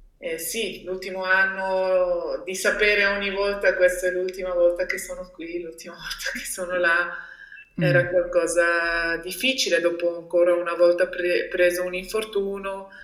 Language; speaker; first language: Italian; non-native, local second language; German